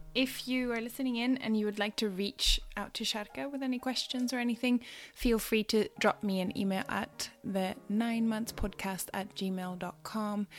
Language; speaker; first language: English; non-native, fluent; Swedish